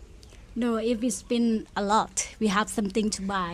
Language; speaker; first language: English; non-native, fluent; Thai